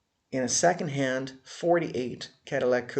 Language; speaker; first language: English; non-native, fluent; Portuguese